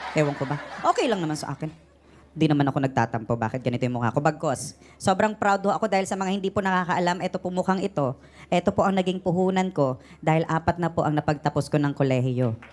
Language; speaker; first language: Filipino; non-native, local second language; Waray